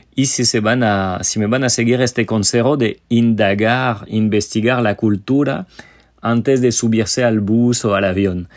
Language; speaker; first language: Spanish; non-native, fluent; French